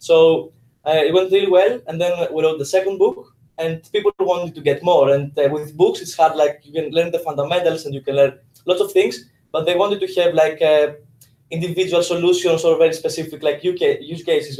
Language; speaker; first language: English; non-native, fluent; Greek